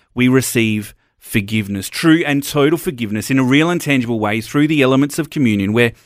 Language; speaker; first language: English; native; English